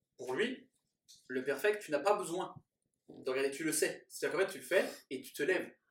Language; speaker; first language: French; native; French